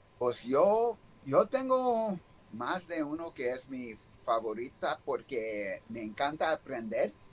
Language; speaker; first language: Spanish; early bilingual, heritage; Spanish